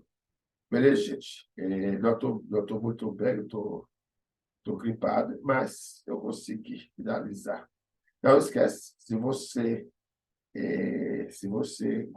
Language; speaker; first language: Portuguese; non-native, fluent; Haitian Creole